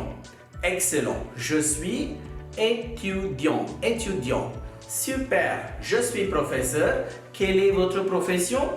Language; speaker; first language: French; non-native, fluent; Tamil